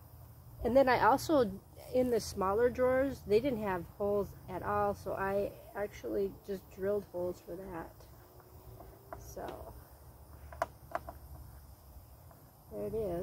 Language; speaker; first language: English; native; English